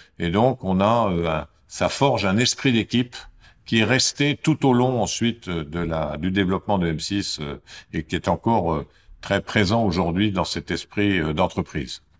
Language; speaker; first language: French; native; French